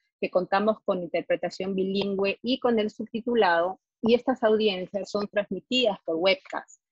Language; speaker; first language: Spanish; native; Spanish